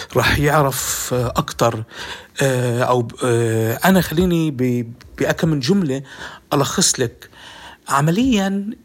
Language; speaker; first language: Arabic; native; Arabic